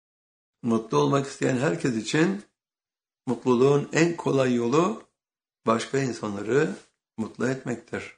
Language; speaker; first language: Turkish; native; Turkish